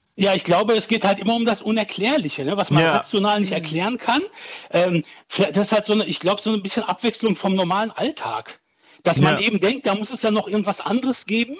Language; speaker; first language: German; early bilingual, other home language; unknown